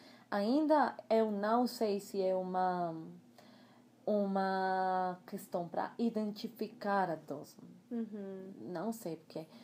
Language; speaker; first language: Portuguese; non-native, fluent; Spanish